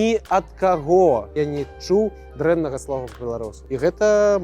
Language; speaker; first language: Belarusian; non-native, local second language; Russian